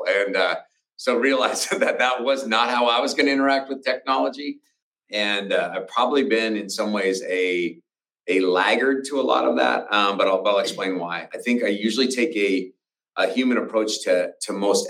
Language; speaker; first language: English; native; English